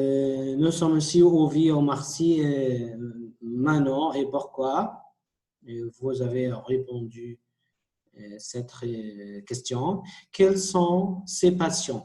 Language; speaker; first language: French; non-native, fluent; Arabic